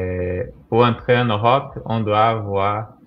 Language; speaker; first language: French; non-native, fluent; Portuguese